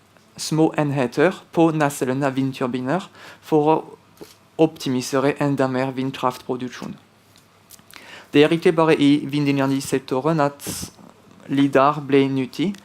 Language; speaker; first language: Norwegian; non-native, fluent; French